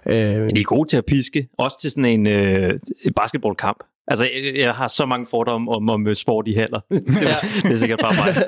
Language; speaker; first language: Danish; native; Danish